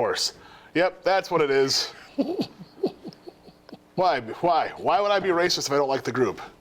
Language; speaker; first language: English; native; English